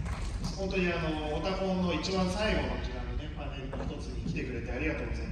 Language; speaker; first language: Japanese; native; Japanese